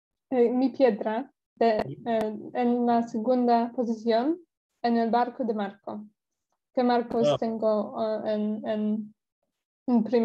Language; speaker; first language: Spanish; non-native, learner; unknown